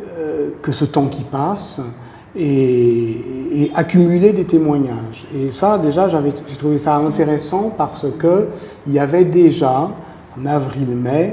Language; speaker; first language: French; native; French